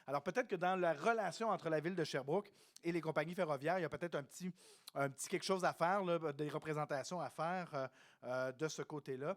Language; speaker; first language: French; native; French